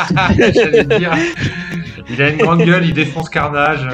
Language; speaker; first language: French; native; French